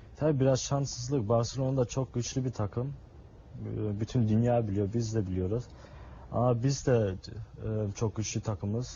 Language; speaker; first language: Turkish; early bilingual, heritage; Turkish